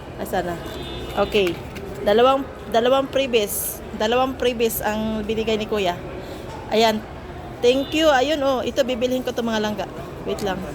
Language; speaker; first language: Filipino; non-native, local second language; Cebuano